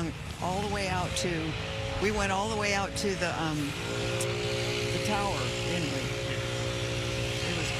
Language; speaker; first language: English; native; English